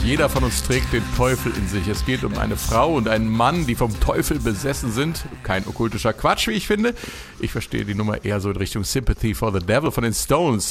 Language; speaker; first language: German; native; German